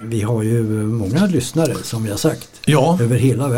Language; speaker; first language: Swedish; native; Swedish